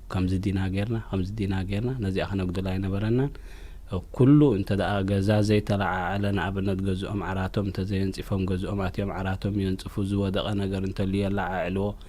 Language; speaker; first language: Tigrinya; native; Tigrinya